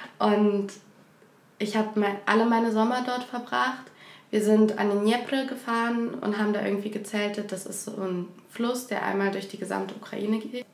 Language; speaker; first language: German; native; German